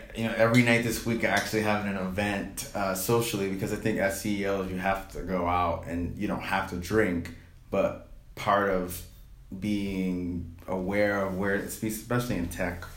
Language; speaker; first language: English; native; English